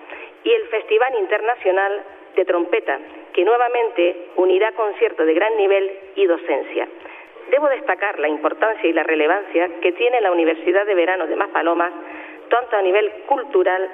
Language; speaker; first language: Spanish; native; Spanish